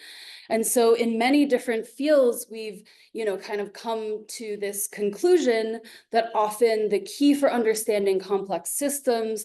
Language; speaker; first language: English; native; English